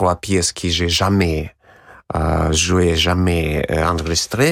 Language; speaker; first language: French; non-native, learner; Russian